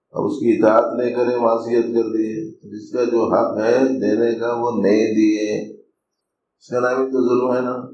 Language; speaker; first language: Urdu; native; Urdu